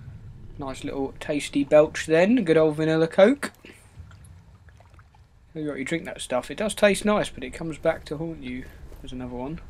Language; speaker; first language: English; native; English